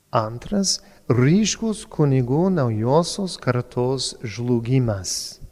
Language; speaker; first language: Lithuanian; non-native, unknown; English